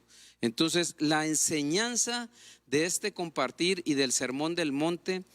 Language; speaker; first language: Spanish; native; Spanish